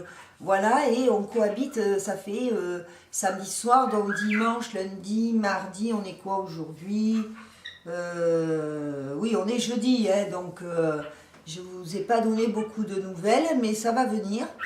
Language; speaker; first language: French; native; French